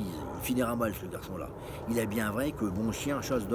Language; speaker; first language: French; native; French